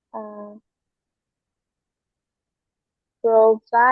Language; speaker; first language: English; non-native, learner; Vietnamese